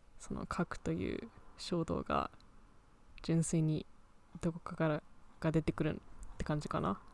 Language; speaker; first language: Japanese; early bilingual, heritage; Japanese